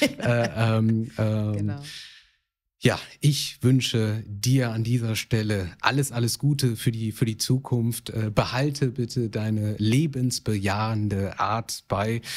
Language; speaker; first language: German; early bilingual, other home language; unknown